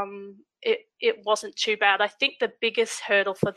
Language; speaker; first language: English; native; English